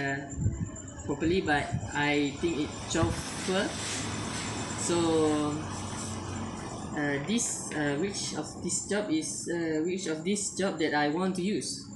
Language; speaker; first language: English; non-native, learner; Malay